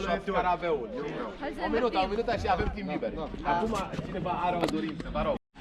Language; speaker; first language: Romanian; non-native, learner; Arabic